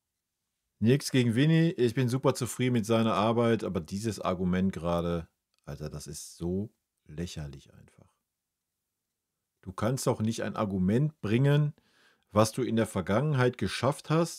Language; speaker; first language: German; native; German